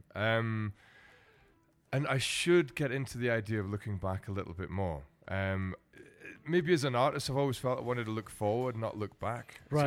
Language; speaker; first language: English; native; English